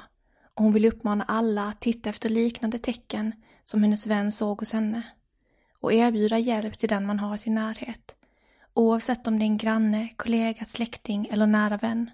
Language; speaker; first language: Swedish; native; Swedish